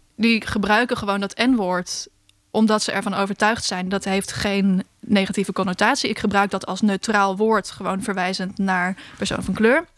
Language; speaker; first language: Dutch; native; Dutch